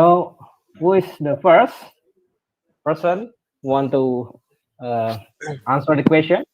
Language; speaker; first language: English; non-native, learner; Indonesian